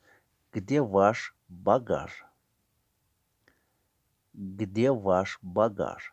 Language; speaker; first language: Russian; non-native, learner; Tajik